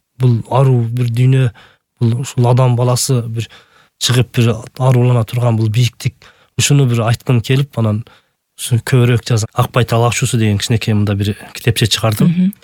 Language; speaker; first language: Kyrgyz; native; Kyrgyz